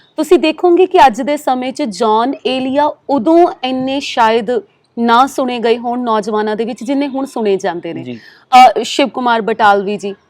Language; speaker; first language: Punjabi; native; Punjabi